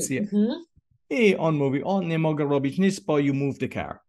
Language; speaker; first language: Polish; non-native, learner; English